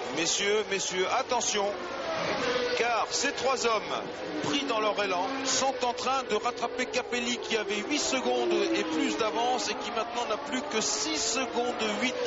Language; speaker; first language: French; native; French